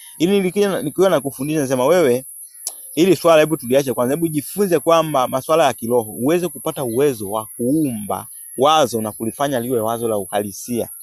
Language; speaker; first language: Swahili; native; Swahili